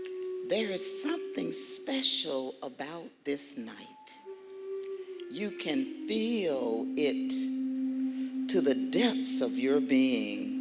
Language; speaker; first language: English; native; English